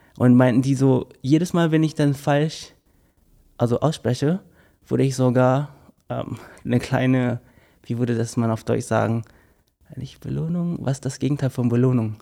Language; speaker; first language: German; non-native, fluent; English